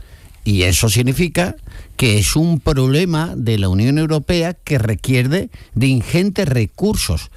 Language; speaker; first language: Spanish; native; Spanish